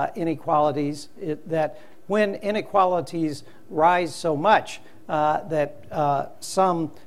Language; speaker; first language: English; native; English